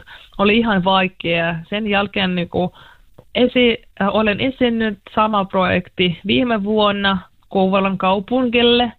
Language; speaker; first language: Finnish; non-native, fluent; Russian